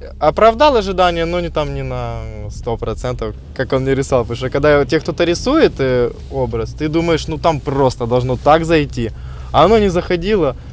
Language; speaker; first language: Russian; native; Russian